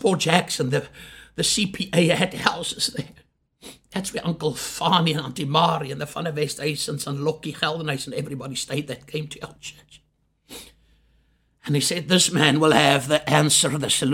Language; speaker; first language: English; non-native, local second language; Afrikaans